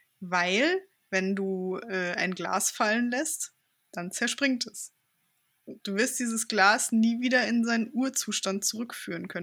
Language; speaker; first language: German; native; German